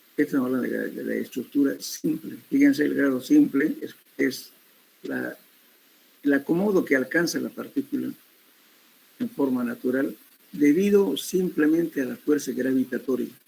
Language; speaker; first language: Spanish; native; Spanish